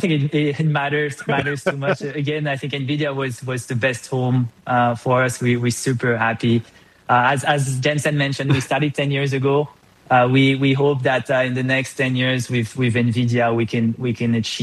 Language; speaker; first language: English; non-native, fluent; French